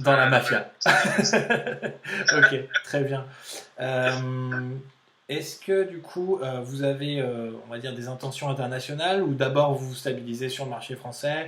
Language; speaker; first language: French; native; French